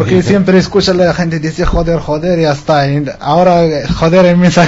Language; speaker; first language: Spanish; non-native, learner; Arabic